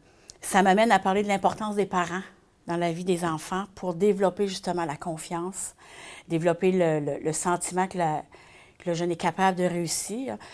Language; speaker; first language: French; native; French